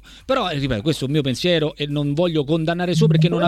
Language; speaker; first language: Italian; native; Italian